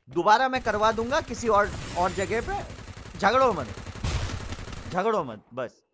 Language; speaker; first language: Hindi; native; Hindi